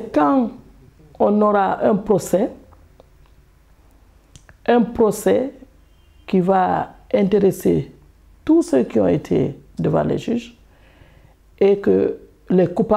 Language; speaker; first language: French; non-native, local second language; Fula